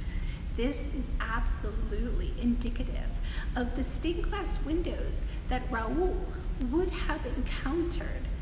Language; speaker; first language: English; native; English